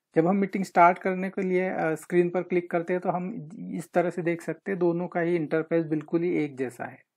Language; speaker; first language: Hindi; non-native, local second language; Marathi